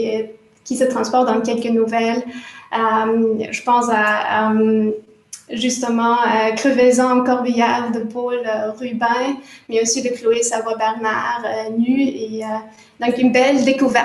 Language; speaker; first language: French; non-native, fluent; German